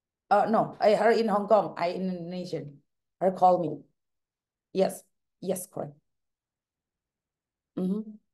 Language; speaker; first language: English; non-native, learner; Javanese